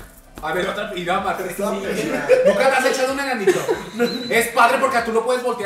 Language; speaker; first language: Spanish; native; Spanish